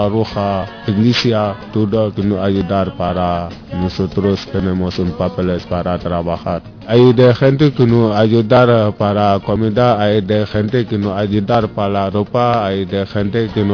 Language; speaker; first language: Spanish; non-native, learner; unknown